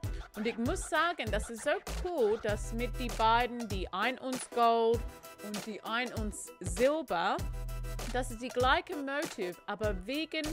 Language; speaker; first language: German; non-native, learner; English